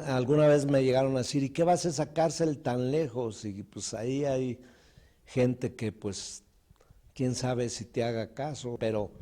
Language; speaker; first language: Spanish; native; Spanish